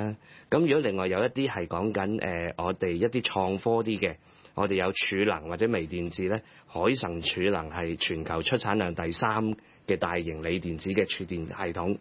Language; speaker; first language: Cantonese; native; Cantonese